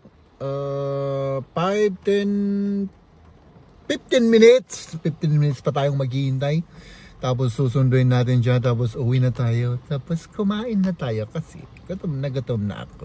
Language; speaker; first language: Filipino; native; Filipino